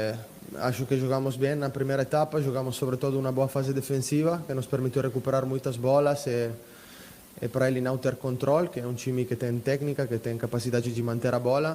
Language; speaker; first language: Portuguese; non-native, fluent; Italian